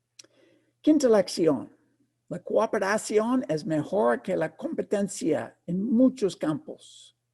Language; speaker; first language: Spanish; non-native, fluent; English